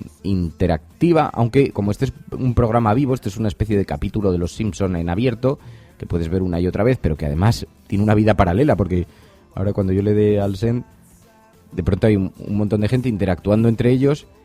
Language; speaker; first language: Spanish; native; Spanish